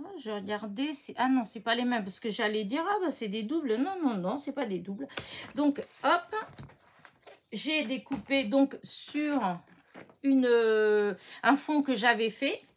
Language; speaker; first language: French; native; French